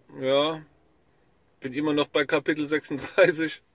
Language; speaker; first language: German; native; German